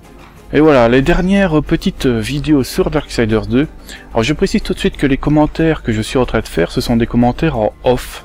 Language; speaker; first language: French; native; French